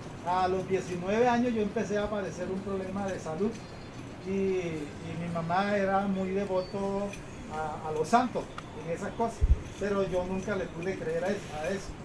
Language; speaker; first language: Spanish; native; Spanish